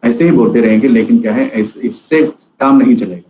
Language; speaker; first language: Hindi; non-native, local second language; Malayalam